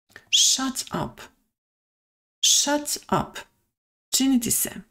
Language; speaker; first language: English; non-native, fluent; Serbian